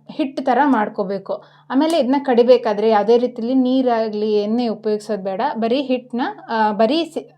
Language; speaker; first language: Kannada; non-native, local second language; Tulu